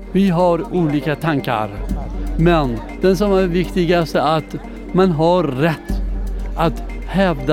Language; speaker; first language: Swedish; non-native, learner; Persian